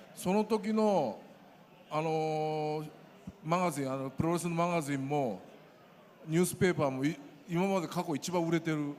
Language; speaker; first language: Japanese; native; Japanese